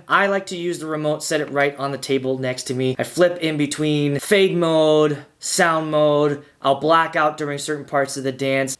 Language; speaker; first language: English; native; English